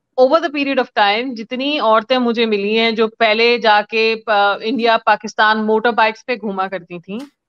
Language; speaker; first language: Hindi; native; Hindi